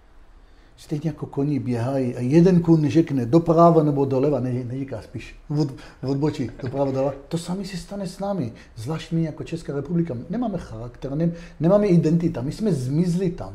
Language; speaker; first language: Czech; non-native, fluent; Hebrew